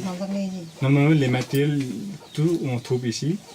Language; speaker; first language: French; non-native, fluent; Nepali